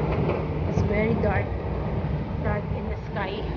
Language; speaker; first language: English; non-native, local second language; Filipino